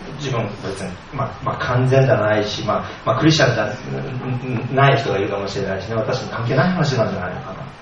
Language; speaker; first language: Japanese; native; Japanese